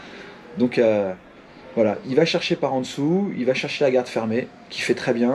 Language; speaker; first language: French; native; French